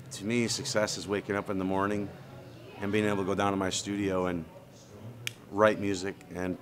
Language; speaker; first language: English; native; English